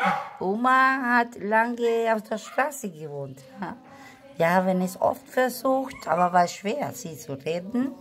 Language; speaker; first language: German; non-native, fluent; Spanish